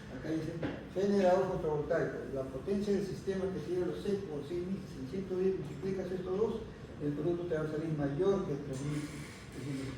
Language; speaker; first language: Spanish; native; Spanish